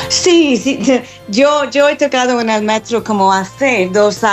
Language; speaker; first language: Spanish; non-native, fluent; English